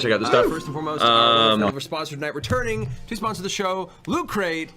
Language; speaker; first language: English; native; English